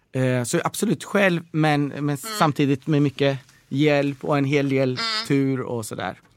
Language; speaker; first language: Swedish; early bilingual, other home language; Persian